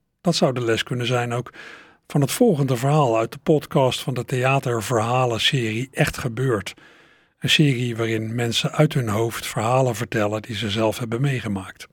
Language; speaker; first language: Dutch; native; Dutch